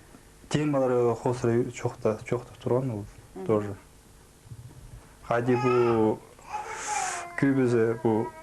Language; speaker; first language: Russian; non-native, local second language; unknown